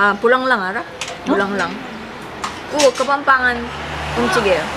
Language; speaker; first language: Korean; non-native, learner; Filipino